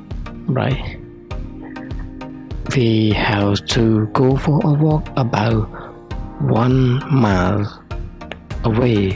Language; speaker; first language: English; non-native, learner; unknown